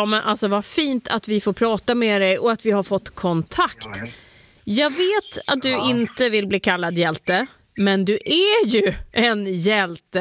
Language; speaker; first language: Swedish; native; Swedish